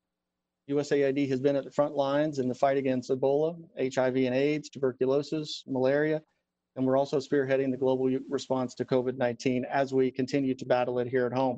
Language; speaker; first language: English; native; English